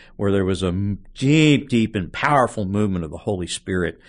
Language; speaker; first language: English; native; English